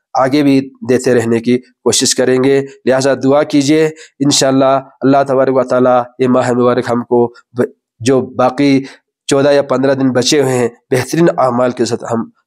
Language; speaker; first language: Urdu; non-native, local second language; Balti